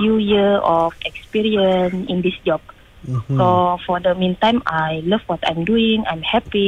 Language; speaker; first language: English; non-native, local second language; Malay